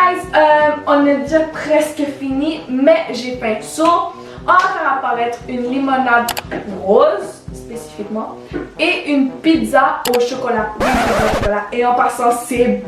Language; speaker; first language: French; early bilingual, other home language; Spanish